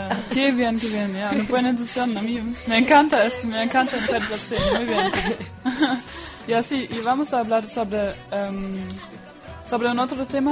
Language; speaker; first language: Spanish; non-native, fluent; German